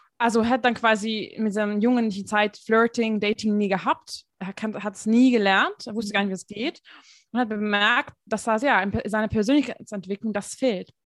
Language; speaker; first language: German; non-native, fluent; Hungarian